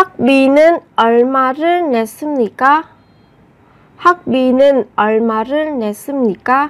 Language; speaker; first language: Korean; non-native, fluent; Vietnamese